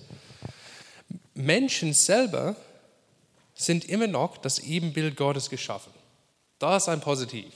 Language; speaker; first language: German; non-native, fluent; English